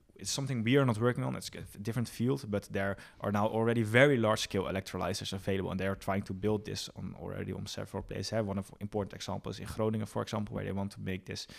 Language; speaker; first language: English; non-native, fluent; Dutch